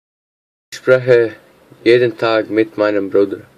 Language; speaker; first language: German; non-native, learner; English